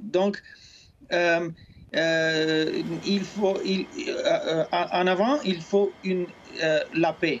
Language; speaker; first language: French; non-native, fluent; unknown